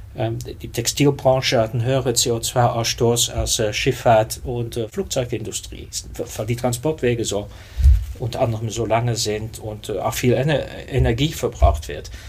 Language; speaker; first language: German; non-native, fluent; Dutch